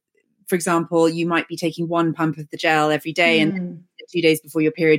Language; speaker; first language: English; native; English